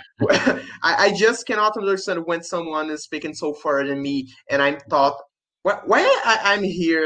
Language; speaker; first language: English; non-native, learner; Portuguese